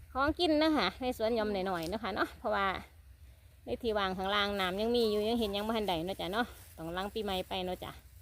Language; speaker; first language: Thai; native; Thai